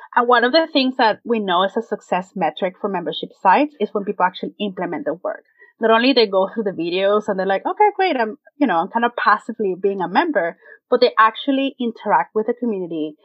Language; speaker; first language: English; non-native, fluent; Spanish